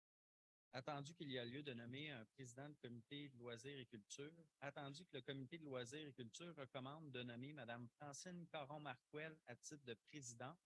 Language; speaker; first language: French; native; French